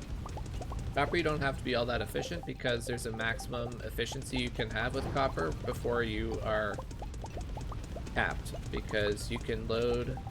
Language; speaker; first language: English; native; English